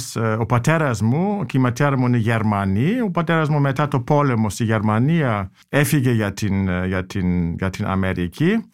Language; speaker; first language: Greek; non-native, fluent; German